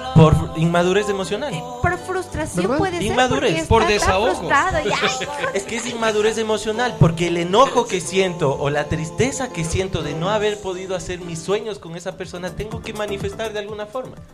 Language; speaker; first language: Spanish; native; Spanish